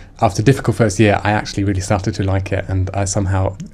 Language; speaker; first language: English; non-native, fluent; German